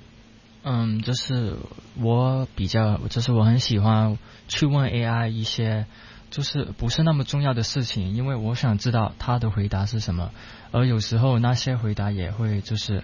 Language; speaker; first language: Chinese; non-native, local second language; Cantonese